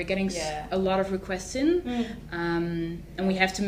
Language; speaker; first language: English; non-native, fluent; Dutch